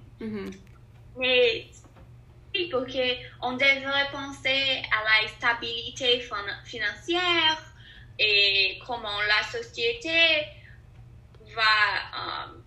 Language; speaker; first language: French; non-native, learner; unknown